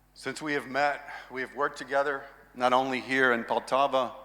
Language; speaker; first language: English; native; English